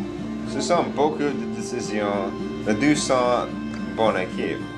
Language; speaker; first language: French; non-native, learner; English